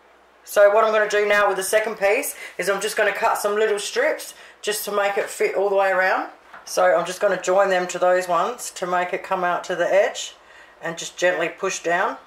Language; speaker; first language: English; native; English